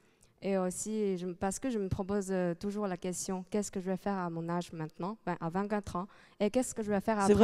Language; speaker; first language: French; non-native, fluent; Chinese